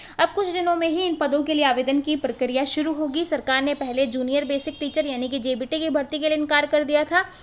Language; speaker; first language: Hindi; native; Hindi